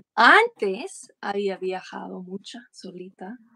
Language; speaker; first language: Spanish; non-native, fluent; English